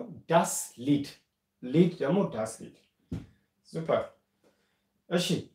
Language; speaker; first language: German; non-native, fluent; Amharic